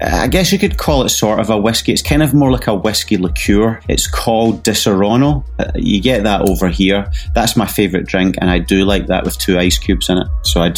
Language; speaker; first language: English; native; English